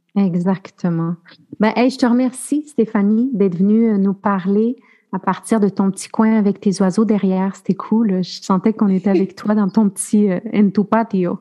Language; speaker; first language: French; native; French